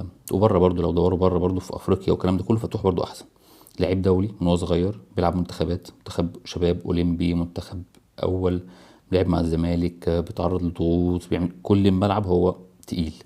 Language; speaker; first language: Arabic; native; Arabic